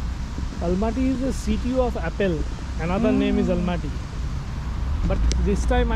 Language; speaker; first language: English; non-native, local second language; Bangla